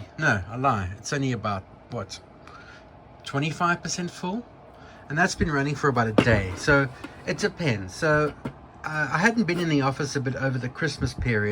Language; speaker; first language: English; native; English